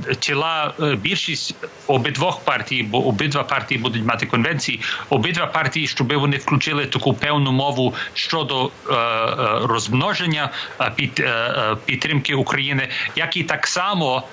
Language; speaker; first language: Ukrainian; early bilingual, heritage; English